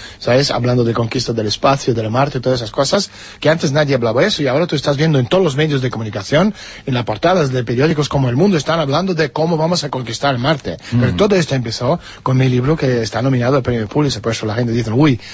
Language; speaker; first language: Spanish; non-native, fluent; Russian